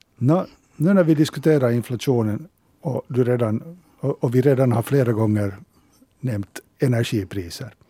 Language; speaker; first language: Swedish; native; Swedish